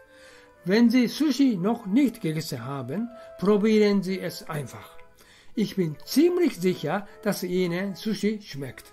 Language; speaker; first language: German; non-native, fluent; Japanese